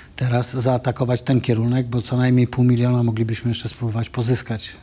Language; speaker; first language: Polish; native; Polish